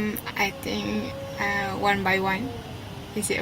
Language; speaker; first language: English; non-native, local second language; Malay